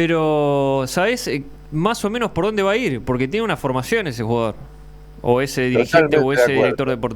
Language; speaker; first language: Spanish; native; Spanish